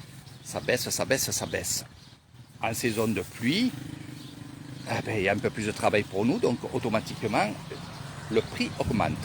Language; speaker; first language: French; native; French